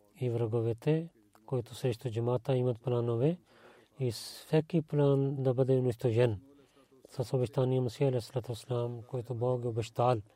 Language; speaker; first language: Bulgarian; non-native, learner; Urdu